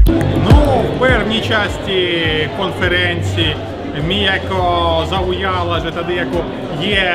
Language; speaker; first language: Czech; non-native, learner; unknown